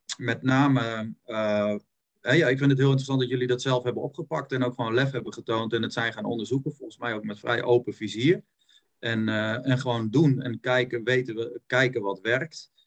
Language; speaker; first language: Dutch; native; Dutch